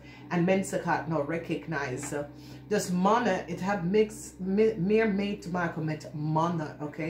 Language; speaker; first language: Dutch; non-native, learner; English